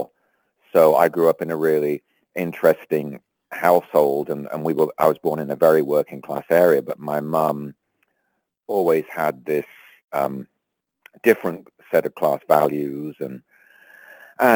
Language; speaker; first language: English; native; English